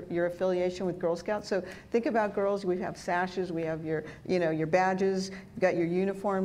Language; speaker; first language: English; early bilingual, other home language; Spanish